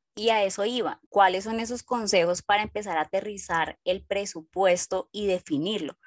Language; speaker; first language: Spanish; native; Spanish